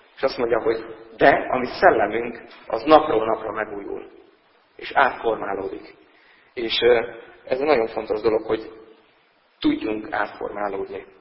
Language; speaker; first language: Hungarian; native; Hungarian